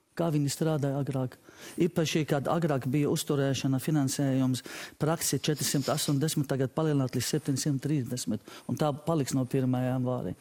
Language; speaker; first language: Latvian; non-native, fluent; Arabic